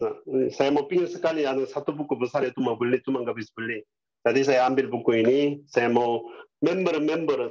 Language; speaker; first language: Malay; non-native, learner; Korean